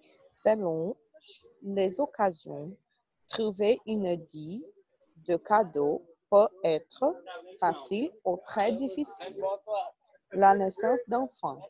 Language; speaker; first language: French; non-native, learner; Portuguese